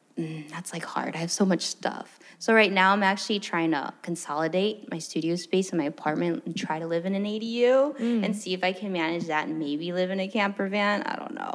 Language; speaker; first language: English; early bilingual, other home language; Filipino